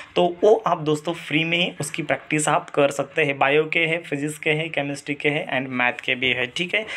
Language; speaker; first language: Hindi; non-native, local second language; Marathi